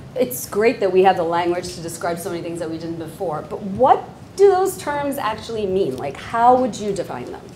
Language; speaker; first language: English; non-native, local second language; Bangla